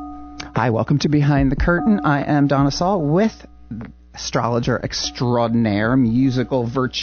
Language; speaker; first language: English; native; English